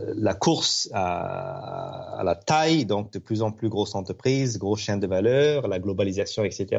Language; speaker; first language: French; non-native, fluent; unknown